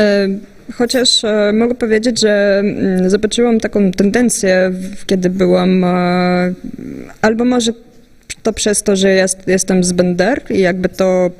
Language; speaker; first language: Polish; non-native, fluent; Russian